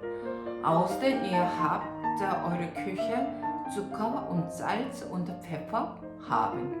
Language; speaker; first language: German; non-native, local second language; Korean